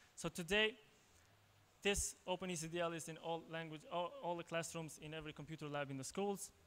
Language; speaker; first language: English; non-native, fluent; Albanian